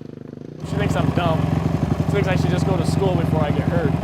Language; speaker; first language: English; native; English